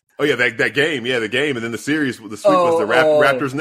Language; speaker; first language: English; native; English